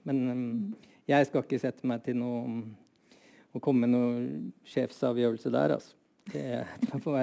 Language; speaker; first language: Norwegian; native; Norwegian